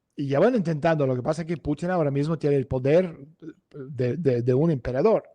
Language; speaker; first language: Spanish; non-native, fluent; Russian